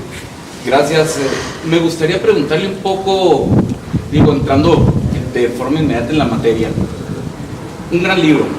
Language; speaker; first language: Spanish; native; Spanish